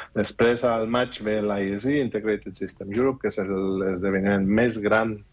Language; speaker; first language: Catalan; non-native, fluent; German